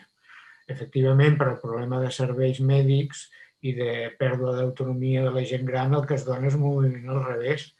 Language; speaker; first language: Catalan; native; Catalan